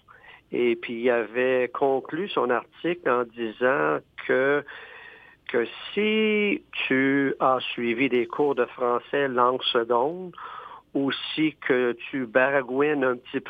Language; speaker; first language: French; native; French